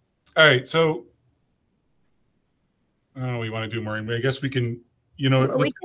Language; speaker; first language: English; native; English